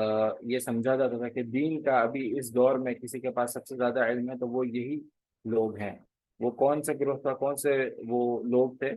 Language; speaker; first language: Urdu; native; Urdu